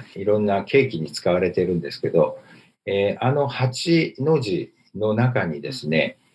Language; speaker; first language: Japanese; native; Japanese